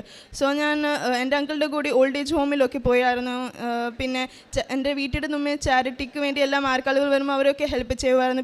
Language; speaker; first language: Malayalam; early bilingual, heritage; Malayalam